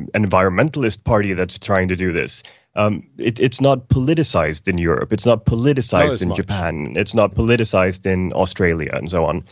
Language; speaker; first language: English; non-native, fluent; Icelandic